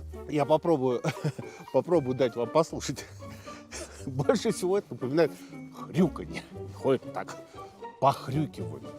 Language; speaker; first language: Russian; native; Russian